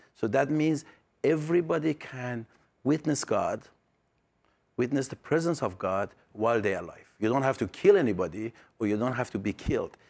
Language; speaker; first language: English; non-native, fluent; Persian